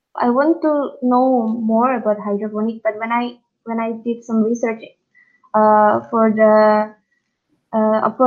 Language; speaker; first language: English; non-native, fluent; Indonesian